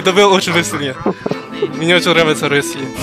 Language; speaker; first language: Russian; non-native, learner; English